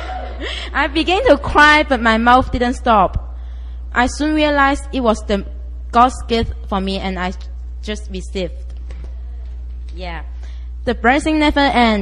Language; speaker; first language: English; non-native, local second language; Cantonese